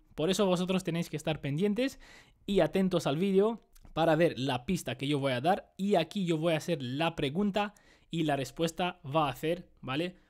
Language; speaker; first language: Spanish; non-native, fluent; Romanian